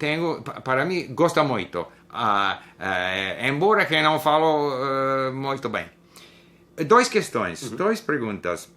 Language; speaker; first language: Portuguese; non-native, learner; English